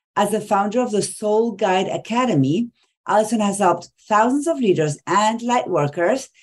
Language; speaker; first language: English; non-native, fluent; Spanish